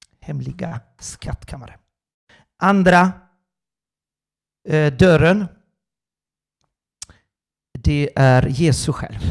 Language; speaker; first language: Swedish; non-native, fluent; Portuguese